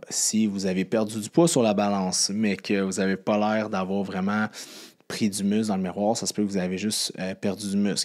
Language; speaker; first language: French; native; French